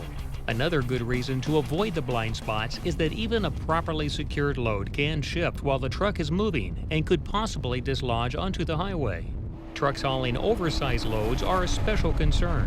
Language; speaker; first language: English; native; English